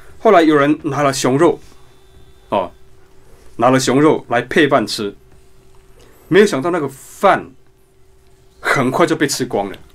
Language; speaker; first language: Chinese; non-native, local second language; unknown